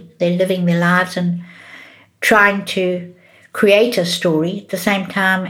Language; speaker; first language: English; native; English